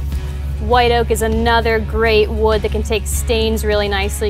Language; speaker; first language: English; native; English